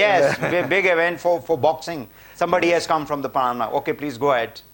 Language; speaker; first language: English; non-native, fluent; Urdu